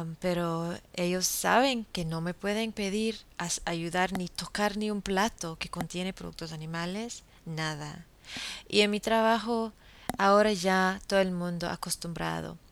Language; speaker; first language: Spanish; non-native, fluent; English